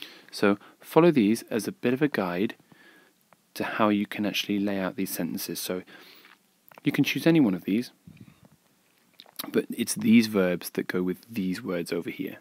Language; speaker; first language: English; native; English